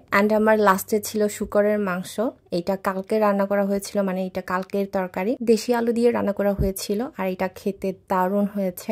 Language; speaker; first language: Bangla; non-native, local second language; Chakma